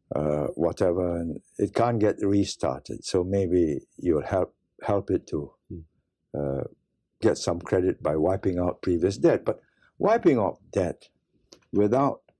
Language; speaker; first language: English; native; English